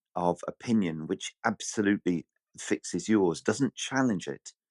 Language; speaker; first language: English; native; English